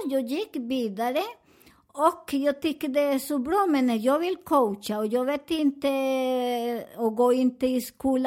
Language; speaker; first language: Swedish; non-native, learner; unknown